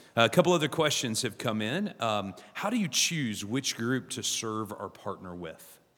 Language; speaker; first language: English; native; English